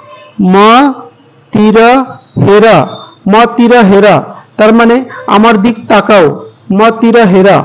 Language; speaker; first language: Nepali; non-native, fluent; Bangla